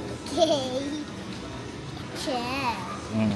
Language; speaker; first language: Italian; early bilingual, other home language; Filipino